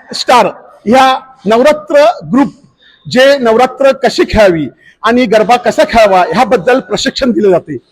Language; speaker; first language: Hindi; non-native, local second language; Marathi